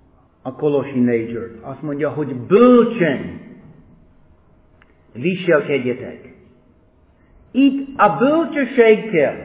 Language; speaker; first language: Hungarian; non-native, fluent; English